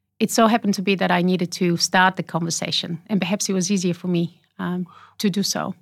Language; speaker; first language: English; non-native, fluent; Bulgarian